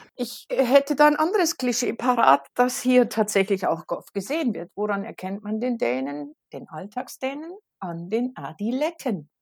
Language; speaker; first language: German; native; German